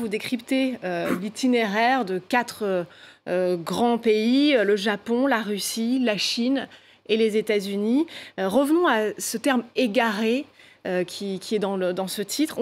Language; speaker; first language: French; native; French